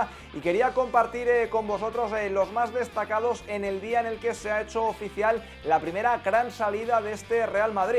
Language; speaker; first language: Spanish; native; Spanish